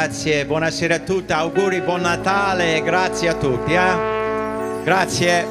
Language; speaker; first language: Italian; early bilingual, heritage; English